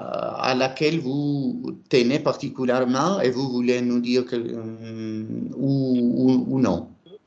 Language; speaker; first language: French; non-native, fluent; Italian